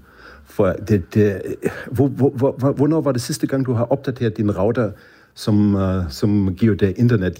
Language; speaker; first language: Danish; non-native, fluent; German